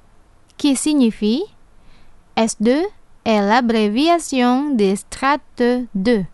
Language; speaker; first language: French; non-native, fluent; Indonesian